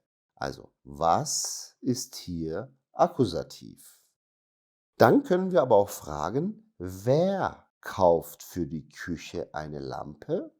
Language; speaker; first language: German; non-native, fluent; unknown